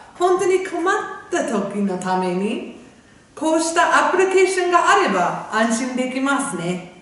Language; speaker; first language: Japanese; non-native, fluent; English